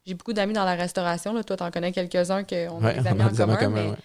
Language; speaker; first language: French; native; French